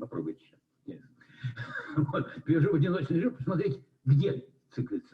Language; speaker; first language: Russian; native; Russian